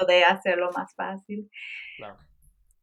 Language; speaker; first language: Spanish; non-native, fluent; English